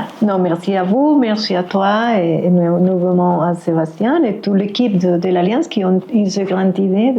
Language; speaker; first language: French; non-native, fluent; Spanish